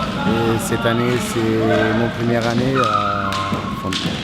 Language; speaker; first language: French; non-native, learner; Portuguese